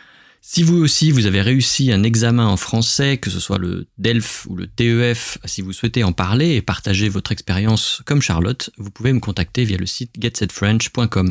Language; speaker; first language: French; native; French